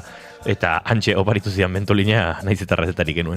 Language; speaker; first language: Basque; native; Basque